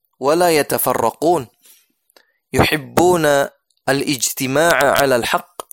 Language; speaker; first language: Arabic; non-native, fluent; Indonesian